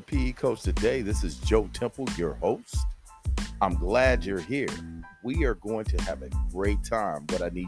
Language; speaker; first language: English; native; English